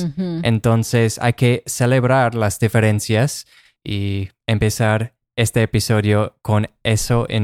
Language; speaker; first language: Spanish; non-native, fluent; English